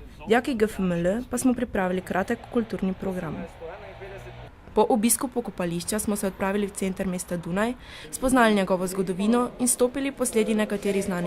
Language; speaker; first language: Slovenian; native; Slovenian